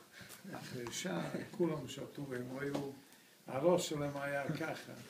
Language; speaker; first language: Hebrew; non-native, fluent; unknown